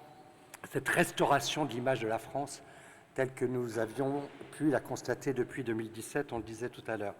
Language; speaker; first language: French; native; French